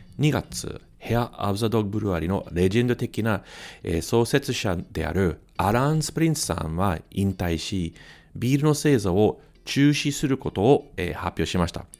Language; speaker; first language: Japanese; non-native, fluent; English